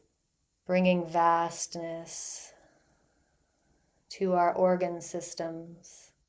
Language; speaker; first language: English; native; English